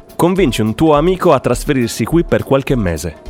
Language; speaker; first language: Italian; native; Italian